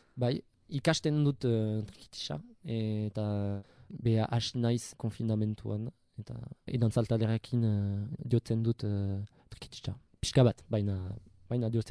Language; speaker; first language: Basque; non-native, local second language; French